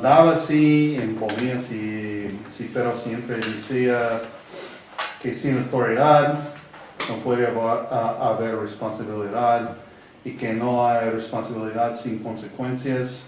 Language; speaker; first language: Spanish; non-native, fluent; English